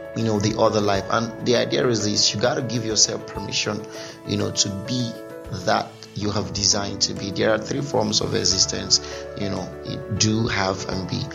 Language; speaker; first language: English; non-native, local second language; Igbo